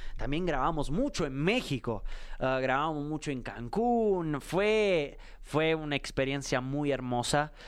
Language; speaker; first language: Spanish; non-native, fluent; Italian